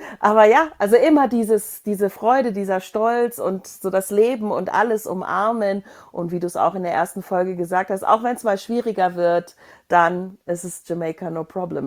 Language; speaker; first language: German; native; German